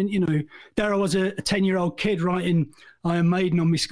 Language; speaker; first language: English; native; English